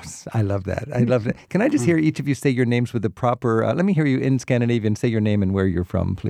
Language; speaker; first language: English; native; English